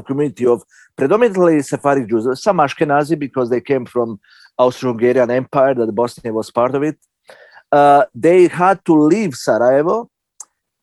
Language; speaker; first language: English; non-native, fluent; Bosnian